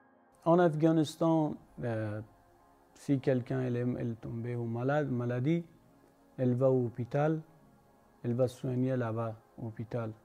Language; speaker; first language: French; non-native, learner; Persian